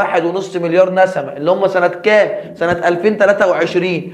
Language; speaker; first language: Arabic; native; Arabic